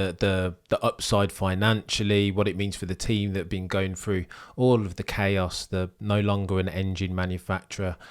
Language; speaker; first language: English; native; English